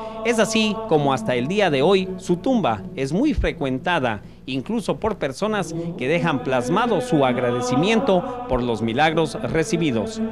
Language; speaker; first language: Spanish; native; Spanish